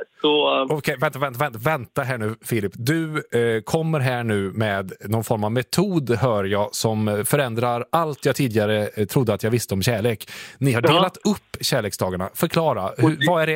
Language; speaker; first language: Swedish; native; Swedish